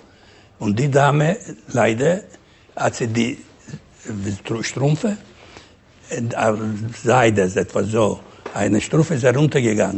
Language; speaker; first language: German; non-native, learner; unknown